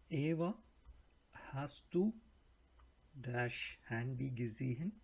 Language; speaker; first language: German; non-native, learner; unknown